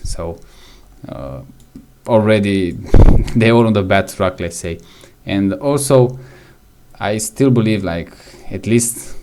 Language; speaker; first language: English; non-native, fluent; Romanian